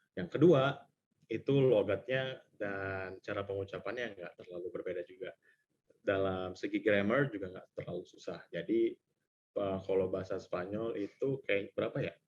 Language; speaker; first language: Indonesian; native; Indonesian